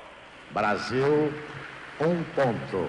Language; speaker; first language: Portuguese; native; Portuguese